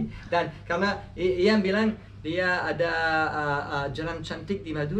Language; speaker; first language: Indonesian; non-native, learner; English